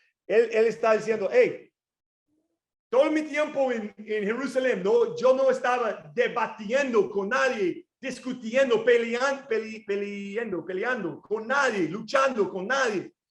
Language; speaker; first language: Spanish; non-native, fluent; English